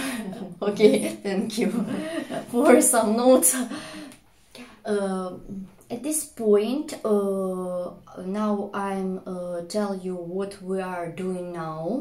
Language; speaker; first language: English; non-native, fluent; Russian